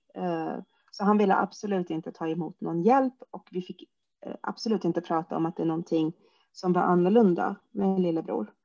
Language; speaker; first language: Swedish; early bilingual, other home language; Arabic